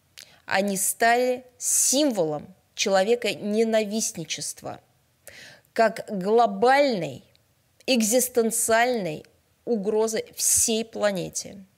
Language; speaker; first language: Russian; native; Russian